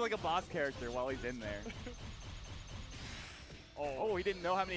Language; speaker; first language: English; native; English